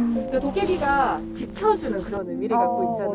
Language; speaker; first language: Korean; native; Korean